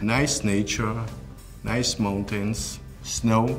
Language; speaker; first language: English; non-native, fluent; Korean